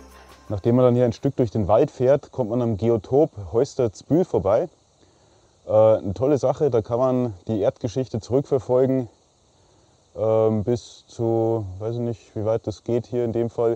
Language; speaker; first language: German; native; German